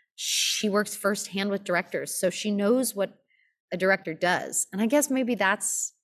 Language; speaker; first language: English; native; English